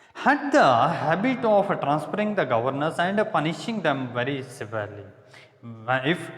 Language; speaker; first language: English; non-native, local second language; Kannada